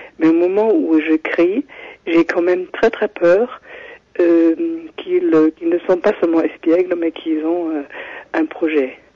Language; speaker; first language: French; non-native, fluent; German